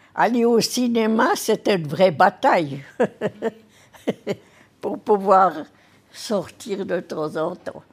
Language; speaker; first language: French; native; French